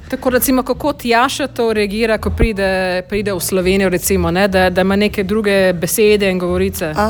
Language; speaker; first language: Slovenian; early bilingual, heritage; Slovenian